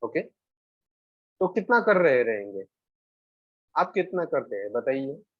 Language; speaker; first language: Hindi; non-native, local second language; Marathi